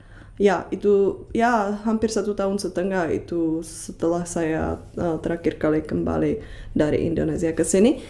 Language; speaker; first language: Indonesian; non-native, fluent; Czech